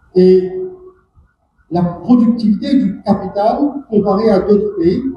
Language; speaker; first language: French; non-native, local second language; Morisyen